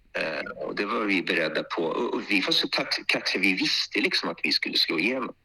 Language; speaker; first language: Swedish; early bilingual, other home language; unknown